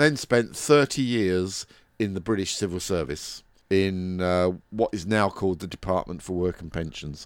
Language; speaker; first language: English; native; English